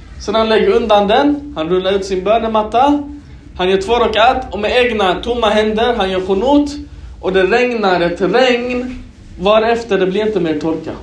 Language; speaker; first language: Swedish; early bilingual, other home language; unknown